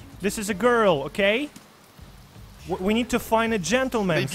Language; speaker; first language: English; non-native, learner; Russian